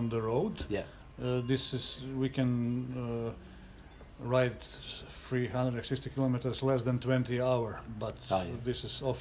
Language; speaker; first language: English; non-native, learner; Croatian